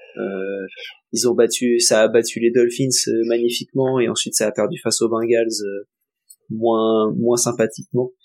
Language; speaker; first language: French; native; French